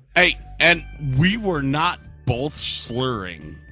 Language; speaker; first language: English; native; English